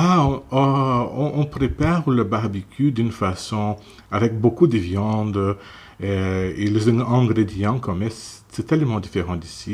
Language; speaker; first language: French; non-native, fluent; Portuguese